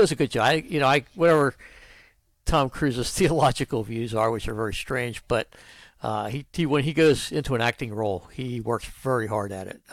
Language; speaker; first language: English; native; English